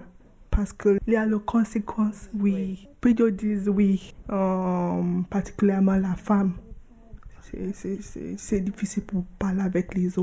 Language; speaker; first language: French; non-native, learner; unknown